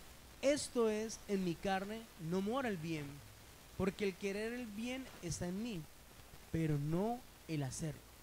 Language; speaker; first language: Spanish; native; Spanish